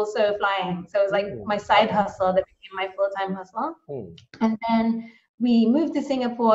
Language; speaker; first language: English; native; English